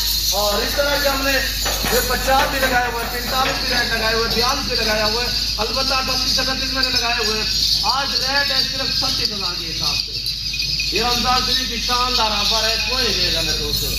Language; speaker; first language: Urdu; non-native, local second language; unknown